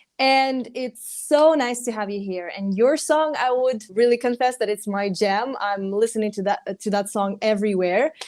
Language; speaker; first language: English; non-native, fluent; Ukrainian